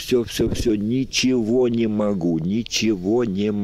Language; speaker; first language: Russian; native; Russian